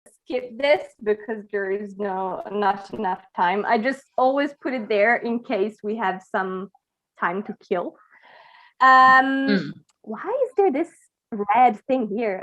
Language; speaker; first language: English; non-native, fluent; Italian